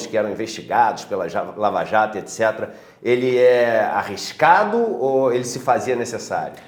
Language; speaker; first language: Portuguese; native; Portuguese